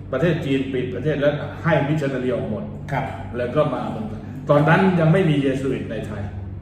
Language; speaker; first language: Thai; native; Thai